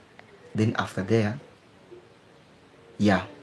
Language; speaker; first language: English; non-native, learner; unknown